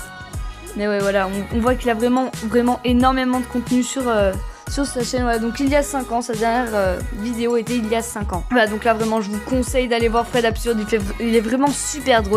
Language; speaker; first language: French; native; French